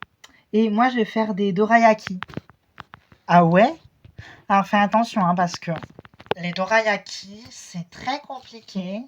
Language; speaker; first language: French; native; French